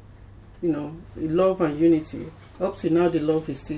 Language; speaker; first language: English; non-native, local second language; Yoruba